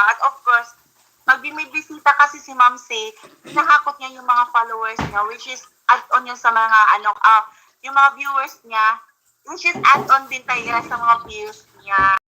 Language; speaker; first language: Filipino; native; Filipino